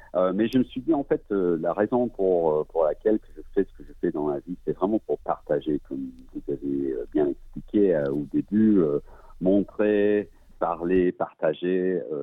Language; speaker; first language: French; early bilingual, heritage; English